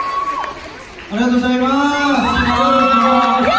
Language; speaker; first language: Japanese; non-native, learner; Korean